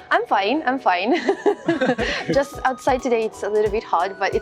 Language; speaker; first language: English; non-native, fluent; Italian